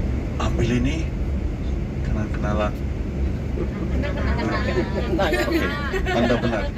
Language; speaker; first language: Indonesian; non-native, fluent; Turkish